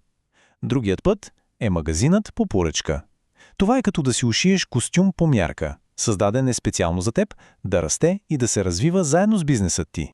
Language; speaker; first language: Bulgarian; native; Bulgarian